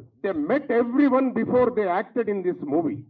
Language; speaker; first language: Telugu; native; Telugu